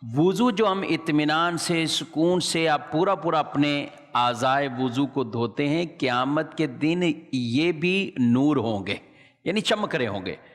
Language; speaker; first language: Urdu; native; Urdu